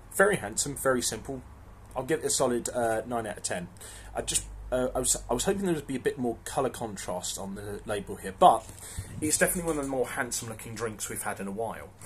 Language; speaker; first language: English; native; English